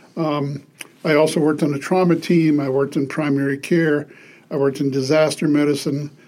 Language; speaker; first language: English; native; English